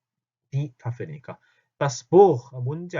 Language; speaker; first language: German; non-native, fluent; Korean